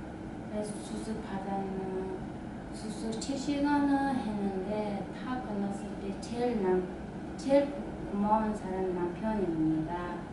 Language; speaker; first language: Korean; non-native, learner; Mongolian